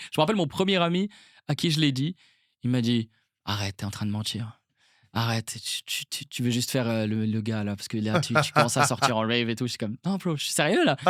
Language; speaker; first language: French; non-native, local second language; Arabic